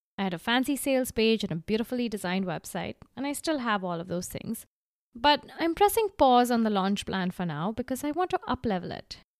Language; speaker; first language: English; non-native, local second language; Gujarati